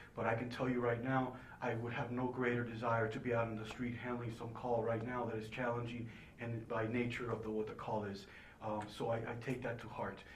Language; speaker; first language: English; early bilingual, other home language; Spanish